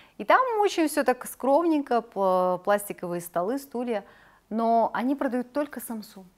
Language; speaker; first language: Russian; native; Russian